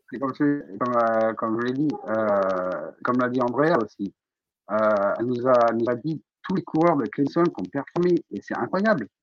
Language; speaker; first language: French; native; French